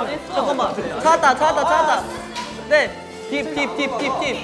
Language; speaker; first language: Korean; native; Korean